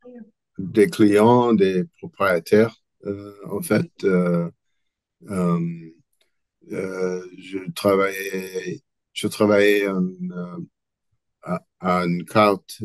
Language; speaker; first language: French; non-native, learner; English